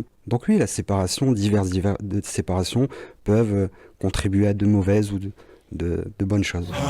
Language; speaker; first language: French; native; French